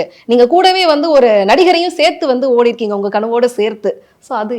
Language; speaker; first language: Tamil; native; Tamil